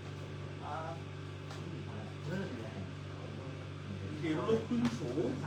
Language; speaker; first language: Cantonese; native; Cantonese